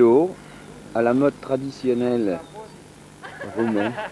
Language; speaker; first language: French; native; French